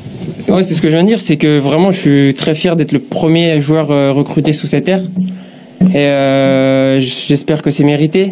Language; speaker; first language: French; native; French